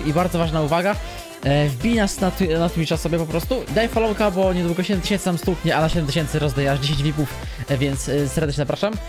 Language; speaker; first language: Polish; native; Polish